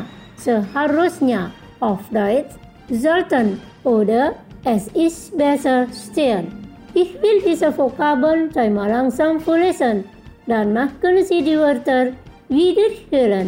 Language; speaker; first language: German; non-native, learner; Indonesian